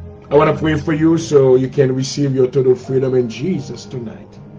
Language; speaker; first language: English; non-native, fluent; Haitian Creole